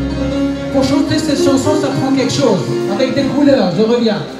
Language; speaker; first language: French; non-native, local second language; Arabic